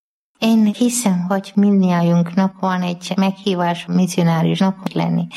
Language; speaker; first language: Hungarian; non-native, learner; Malayalam